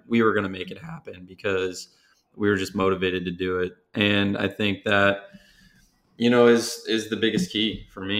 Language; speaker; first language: English; native; English